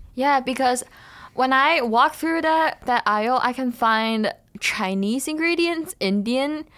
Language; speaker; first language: English; non-native, fluent; Chinese